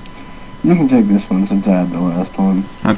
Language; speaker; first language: English; native; English